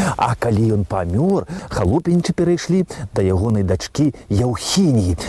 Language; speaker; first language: Belarusian; native; Belarusian